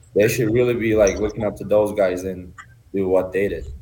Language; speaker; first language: English; non-native, fluent; Turkish